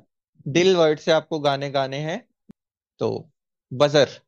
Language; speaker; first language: Hindi; native; Hindi